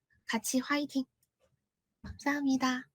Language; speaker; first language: Korean; non-native, learner; Chinese